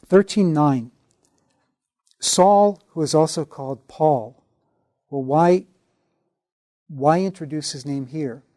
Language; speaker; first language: English; native; English